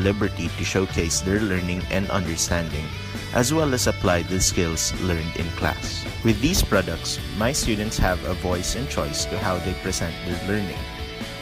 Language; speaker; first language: English; non-native, local second language; Filipino